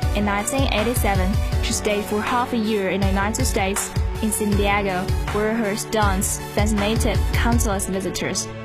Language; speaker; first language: English; non-native, fluent; Chinese